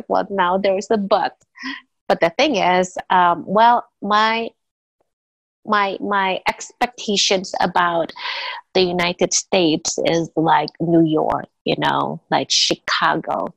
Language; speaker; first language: English; non-native, fluent; Indonesian